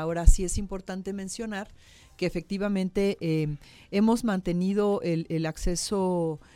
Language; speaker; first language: Spanish; native; Spanish